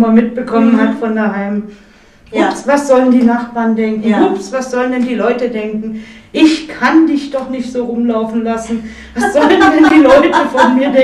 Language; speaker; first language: German; native; German